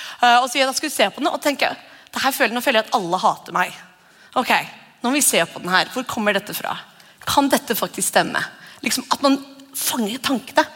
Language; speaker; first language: Norwegian; native; Norwegian